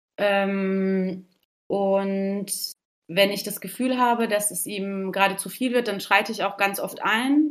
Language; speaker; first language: German; early bilingual, other home language; Turkish